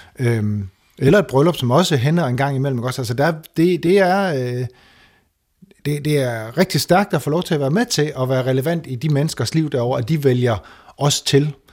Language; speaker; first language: Danish; native; Danish